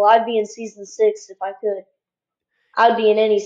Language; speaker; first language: English; native; English